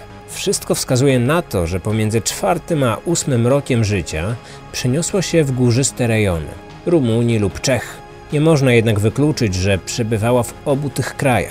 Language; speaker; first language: Polish; native; Polish